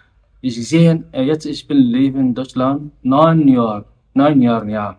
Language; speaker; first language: German; non-native, learner; Somali